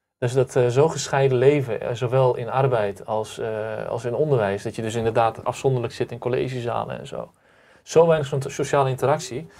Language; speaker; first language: Dutch; early bilingual, other home language; Turkish